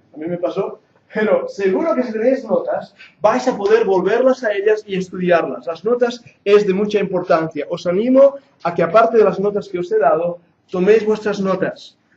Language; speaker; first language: Spanish; non-native, fluent; English